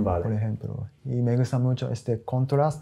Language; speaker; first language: Spanish; non-native, learner; Japanese